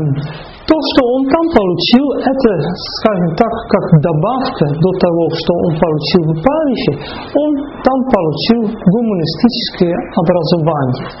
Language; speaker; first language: Russian; non-native, fluent; Dutch